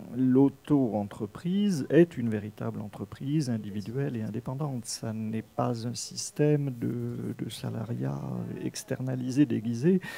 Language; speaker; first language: French; native; French